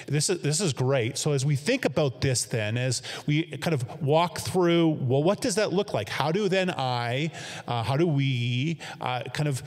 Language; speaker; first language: English; native; English